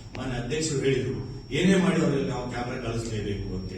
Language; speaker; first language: Kannada; native; Kannada